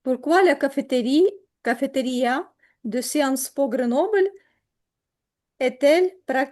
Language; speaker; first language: French; non-native, learner; Ukrainian